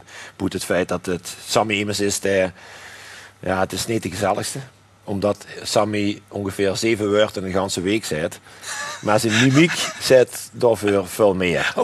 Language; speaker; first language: Dutch; native; Dutch